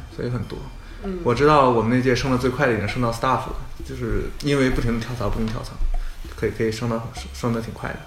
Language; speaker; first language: Chinese; native; Chinese